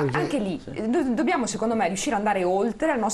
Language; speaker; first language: Italian; native; Italian